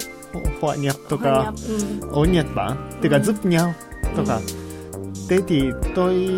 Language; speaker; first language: Vietnamese; non-native, learner; Japanese